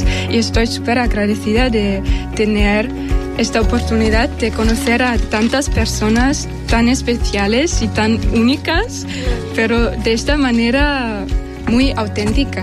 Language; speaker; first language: Spanish; non-native, fluent; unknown